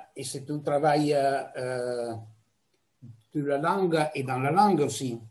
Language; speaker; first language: French; non-native, fluent; Italian